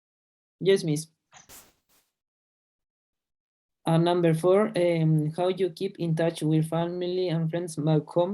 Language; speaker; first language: English; non-native, learner; Spanish